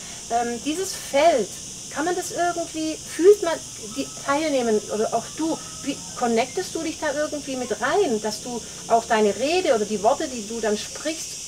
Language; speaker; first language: German; native; German